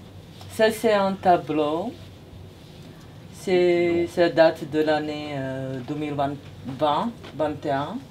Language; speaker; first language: French; non-native, fluent; Serbian